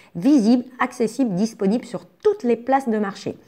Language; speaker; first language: French; native; French